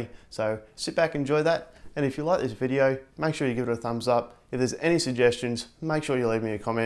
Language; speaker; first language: English; native; English